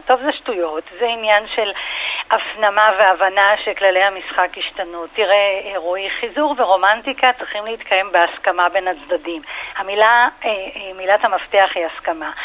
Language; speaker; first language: Hebrew; early bilingual, other home language; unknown